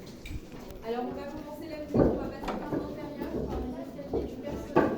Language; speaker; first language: French; native; French